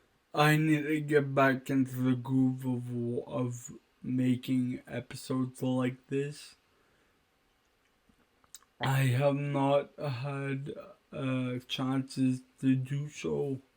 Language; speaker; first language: English; native; English